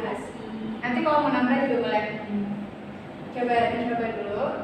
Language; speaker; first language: Indonesian; native; Indonesian